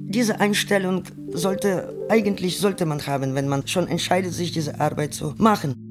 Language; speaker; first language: German; non-native, fluent; Ukrainian